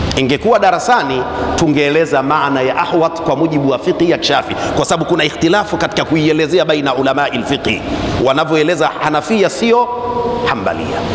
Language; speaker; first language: Swahili; non-native, local second language; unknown